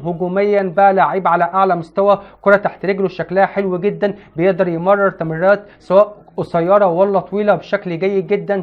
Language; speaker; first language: Arabic; native; Arabic